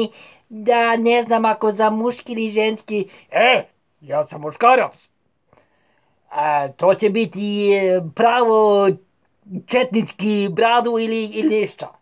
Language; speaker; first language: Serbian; non-native, fluent; Norwegian